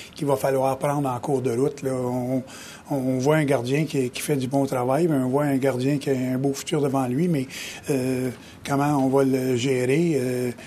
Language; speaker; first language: French; native; French